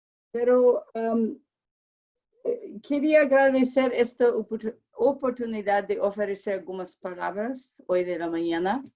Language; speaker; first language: Spanish; non-native, learner; English